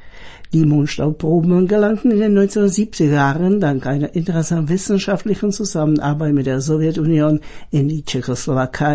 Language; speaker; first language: German; native; German